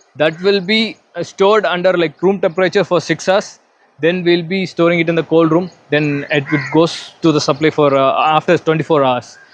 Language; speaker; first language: English; non-native, local second language; Tamil